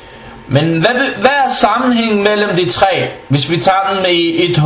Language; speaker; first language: Danish; non-native, fluent; Arabic